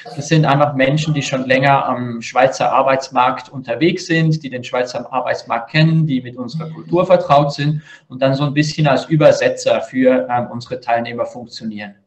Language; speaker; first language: German; native; German